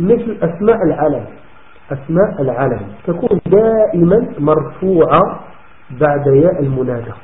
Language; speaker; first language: Arabic; non-native, fluent; French